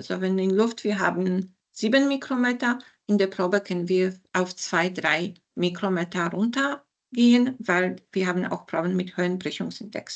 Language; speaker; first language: German; non-native, fluent; Polish